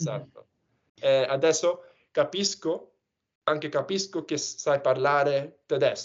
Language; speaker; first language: Italian; non-native, fluent; English